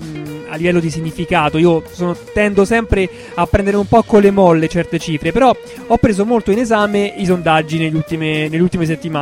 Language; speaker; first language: Italian; native; Italian